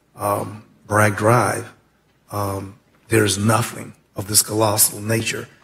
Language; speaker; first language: English; native; English